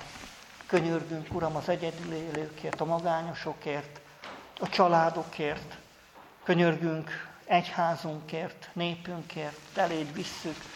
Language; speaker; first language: Hungarian; native; Hungarian